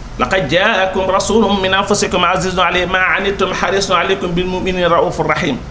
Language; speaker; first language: Wolof; native; Wolof